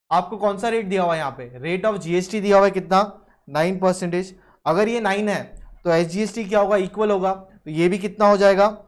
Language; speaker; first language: Hindi; native; Hindi